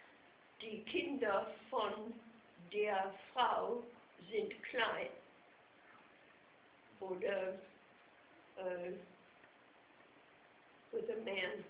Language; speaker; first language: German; non-native, fluent; English